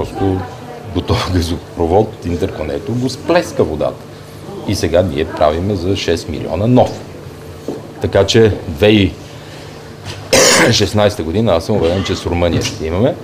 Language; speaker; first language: Bulgarian; native; Bulgarian